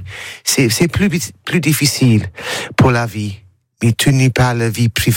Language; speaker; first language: French; non-native, learner; English